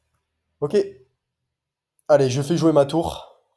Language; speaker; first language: French; native; French